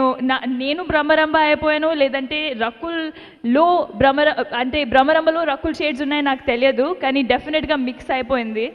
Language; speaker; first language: Telugu; non-native, learner; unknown